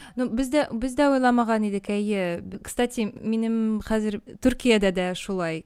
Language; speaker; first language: Tatar; native; Tatar